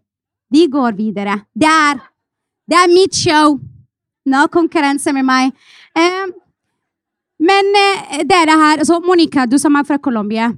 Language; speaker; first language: Norwegian; non-native, fluent; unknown